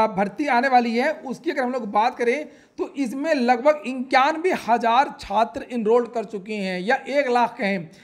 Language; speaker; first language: Hindi; native; Hindi